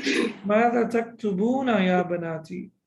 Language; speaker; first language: Arabic; non-native, fluent; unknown